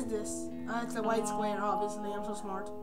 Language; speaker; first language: English; native; English